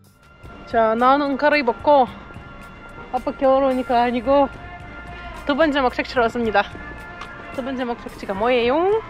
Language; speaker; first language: Korean; non-native, fluent; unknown